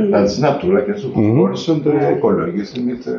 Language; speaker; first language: German; non-native, learner; Greek